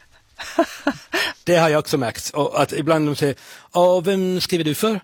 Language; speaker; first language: Swedish; non-native, fluent; Italian